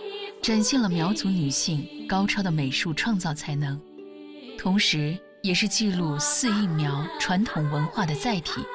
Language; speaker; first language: Chinese; native; Chinese